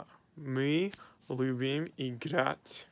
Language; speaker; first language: Russian; non-native, learner; English